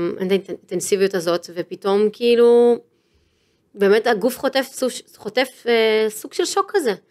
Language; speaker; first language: Hebrew; native; Hebrew